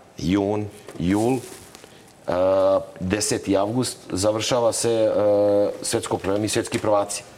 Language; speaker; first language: Serbian; native; Serbian